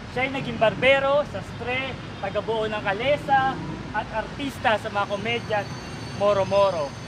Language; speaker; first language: Filipino; native; Filipino